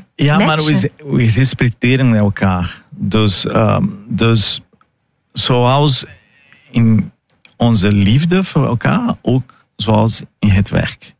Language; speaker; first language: Dutch; non-native, learner; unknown